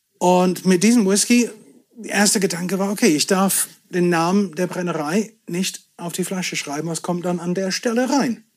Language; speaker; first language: German; non-native, fluent; English